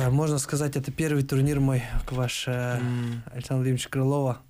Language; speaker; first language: Russian; native; Russian